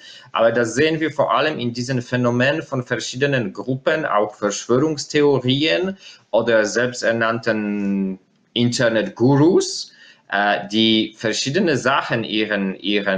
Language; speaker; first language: German; non-native, fluent; Polish